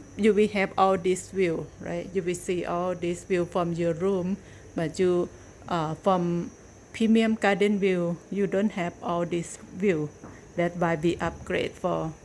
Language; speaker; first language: English; non-native, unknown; Thai